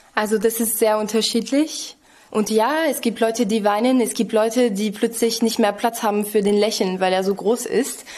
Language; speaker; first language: German; non-native, fluent; French